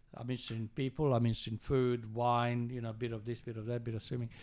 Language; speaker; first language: English; early bilingual, other home language; Croatian